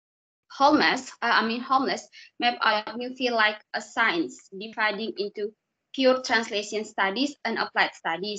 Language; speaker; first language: English; non-native, learner; Indonesian